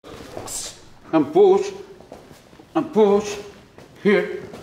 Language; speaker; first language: English; non-native, learner; Spanish